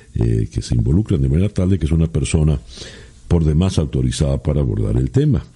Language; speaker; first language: Spanish; native; Spanish